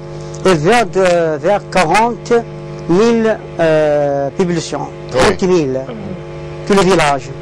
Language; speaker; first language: French; non-native, learner; Arabic